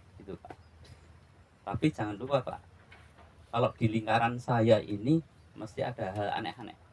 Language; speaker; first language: Indonesian; non-native, local second language; Javanese